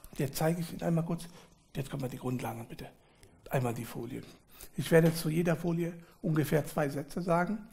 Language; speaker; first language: German; early bilingual, other home language; Arabic